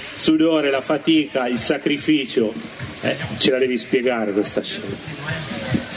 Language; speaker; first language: Italian; native; Italian